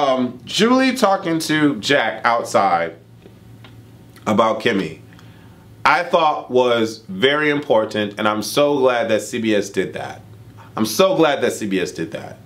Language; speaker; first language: English; native; English